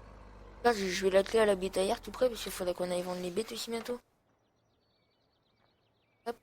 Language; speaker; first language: French; native; French